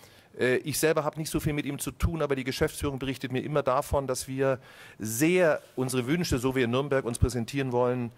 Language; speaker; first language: German; native; German